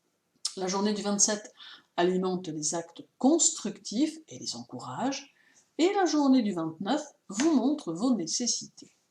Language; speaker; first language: French; native; French